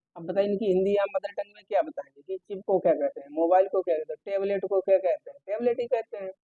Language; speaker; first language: Hindi; native; Hindi